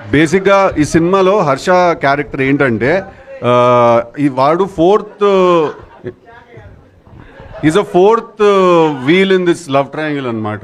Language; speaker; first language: Telugu; native; Telugu